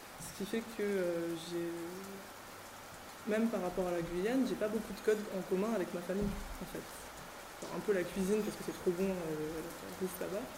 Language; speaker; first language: French; native; French